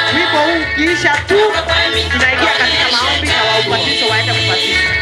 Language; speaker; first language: Swahili; non-native, local second language; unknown